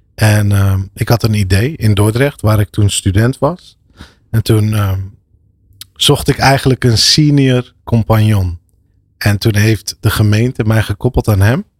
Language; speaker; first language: Dutch; early bilingual, other home language; Arabic